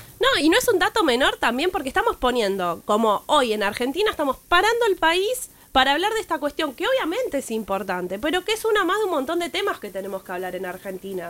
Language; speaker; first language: Spanish; native; Spanish